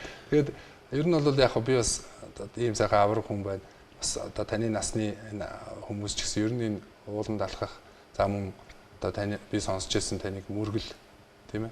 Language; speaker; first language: Mongolian; native; Mongolian